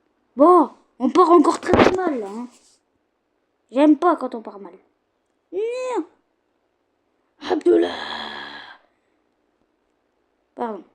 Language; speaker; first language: French; native; French